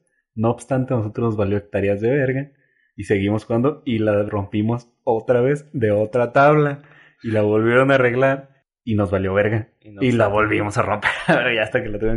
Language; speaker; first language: Spanish; native; Spanish